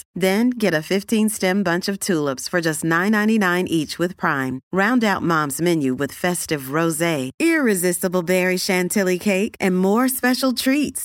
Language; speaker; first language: English; native; English